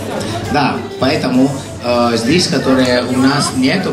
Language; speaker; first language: Russian; non-native, learner; Italian